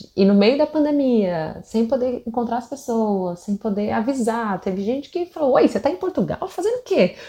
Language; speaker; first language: Portuguese; native; Portuguese